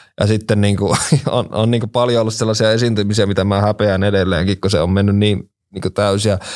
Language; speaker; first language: Finnish; native; Finnish